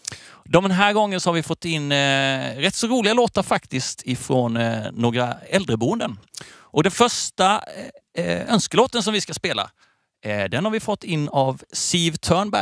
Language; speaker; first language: Swedish; native; Swedish